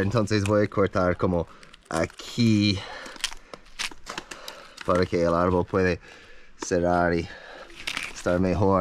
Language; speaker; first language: Spanish; non-native, learner; English